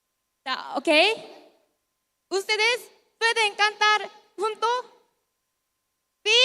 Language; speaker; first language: Spanish; non-native, learner; Korean